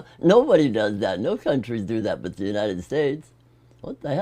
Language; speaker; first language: English; native; English